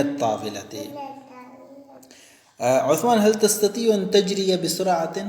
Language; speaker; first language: Arabic; non-native, fluent; Urdu